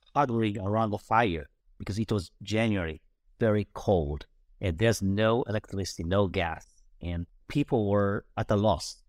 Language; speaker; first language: English; non-native, fluent; Japanese